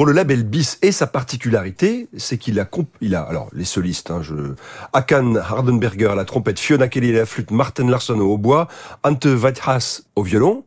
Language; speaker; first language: French; native; French